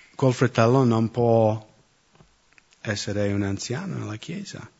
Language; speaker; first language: Italian; non-native, fluent; English